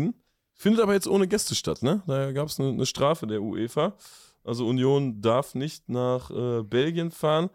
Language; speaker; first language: German; native; German